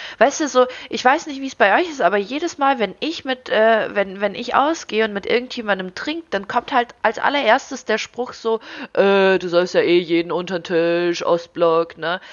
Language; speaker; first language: German; early bilingual, other home language; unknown